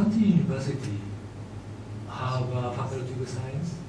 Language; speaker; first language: English; non-native, learner; Japanese